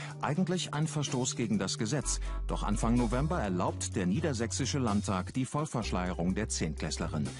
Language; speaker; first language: German; native; German